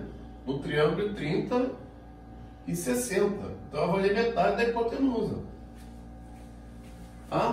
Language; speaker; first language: Portuguese; native; Portuguese